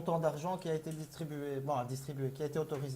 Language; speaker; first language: French; native; French